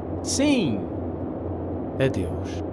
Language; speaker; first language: Portuguese; non-native, learner; English